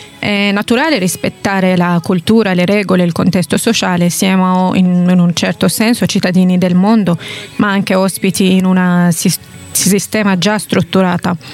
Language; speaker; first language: Italian; non-native, fluent; Arabic